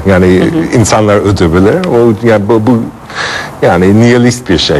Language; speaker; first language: Turkish; non-native, fluent; English